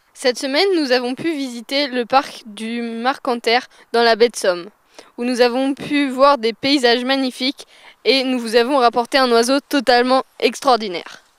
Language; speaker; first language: French; native; French